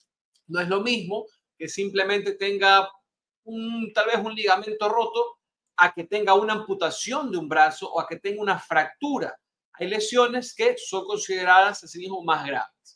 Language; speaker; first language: Spanish; native; Spanish